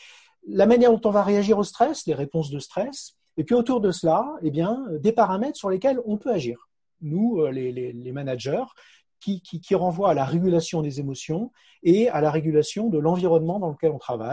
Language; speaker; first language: French; native; French